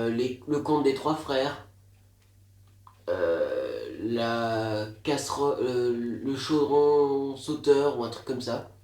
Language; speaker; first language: French; native; French